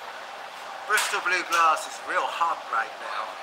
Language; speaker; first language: English; native; English